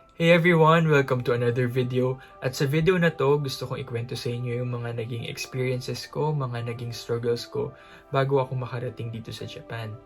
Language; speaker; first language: Filipino; native; Filipino